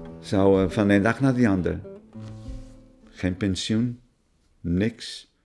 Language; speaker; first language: Dutch; non-native, fluent; Portuguese